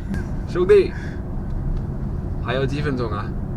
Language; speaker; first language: Chinese; non-native, fluent; Dutch